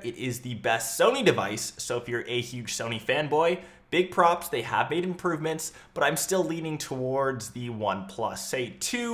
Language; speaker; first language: English; native; English